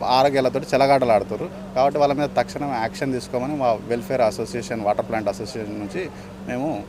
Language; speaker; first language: Telugu; native; Telugu